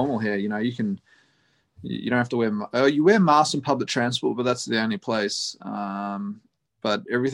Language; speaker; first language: English; native; English